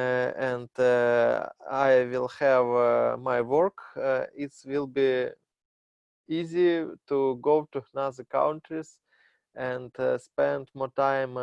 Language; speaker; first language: English; non-native, learner; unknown